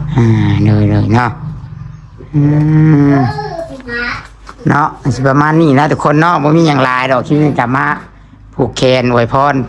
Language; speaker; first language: Thai; non-native, local second language; Lao